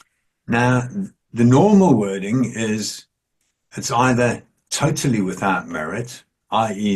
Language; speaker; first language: English; native; English